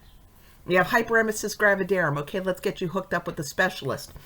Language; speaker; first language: English; native; English